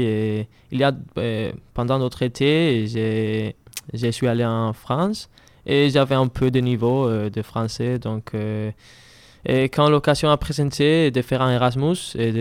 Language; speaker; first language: French; non-native, learner; Spanish